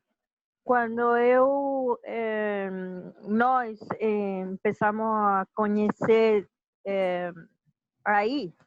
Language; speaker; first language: Portuguese; non-native, learner; Spanish